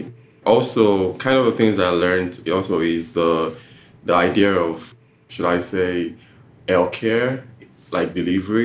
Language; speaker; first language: English; non-native, local second language; Yoruba